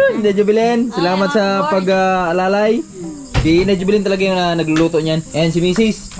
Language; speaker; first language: Filipino; non-native, local second language; Cebuano